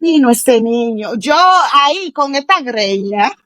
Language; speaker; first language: Spanish; early bilingual, heritage; Spanish